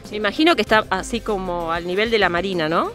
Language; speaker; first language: Spanish; native; Spanish